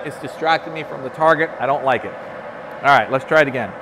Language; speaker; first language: English; native; English